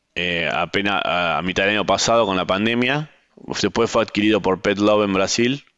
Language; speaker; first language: Spanish; native; Spanish